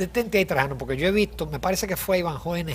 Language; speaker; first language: Spanish; native; Spanish